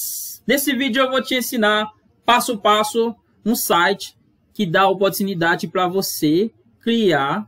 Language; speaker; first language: Portuguese; non-native, fluent; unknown